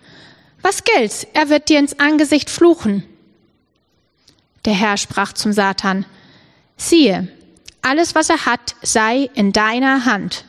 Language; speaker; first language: German; native; German